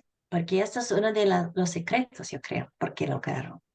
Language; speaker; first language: Spanish; non-native, fluent; English